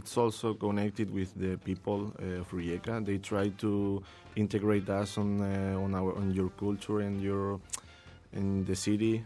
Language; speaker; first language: English; non-native, learner; Spanish